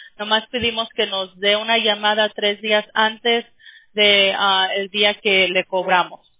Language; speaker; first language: Spanish; early bilingual, heritage; Spanish